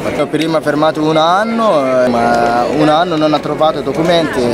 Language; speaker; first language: Italian; non-native, learner; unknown